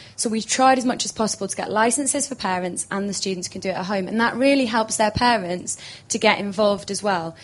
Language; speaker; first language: English; native; English